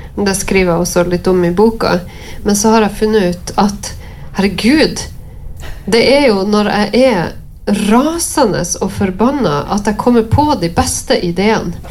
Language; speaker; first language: Norwegian; native; Norwegian